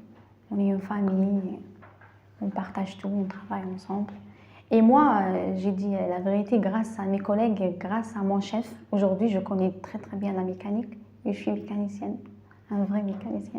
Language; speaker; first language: French; non-native, learner; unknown